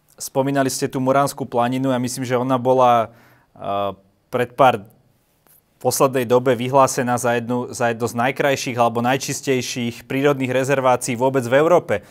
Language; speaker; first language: Slovak; native; Slovak